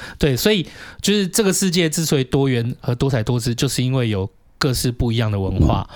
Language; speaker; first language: Chinese; native; Chinese